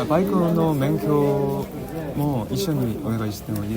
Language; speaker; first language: Japanese; non-native, learner; Korean